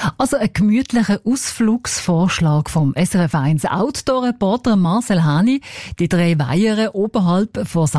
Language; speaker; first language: German; native; German